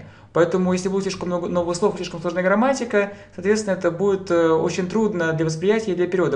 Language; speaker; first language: Russian; native; Russian